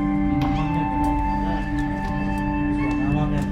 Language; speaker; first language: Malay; non-native, learner; Bangla